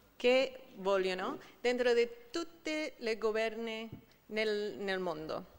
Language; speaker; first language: Italian; non-native, learner; English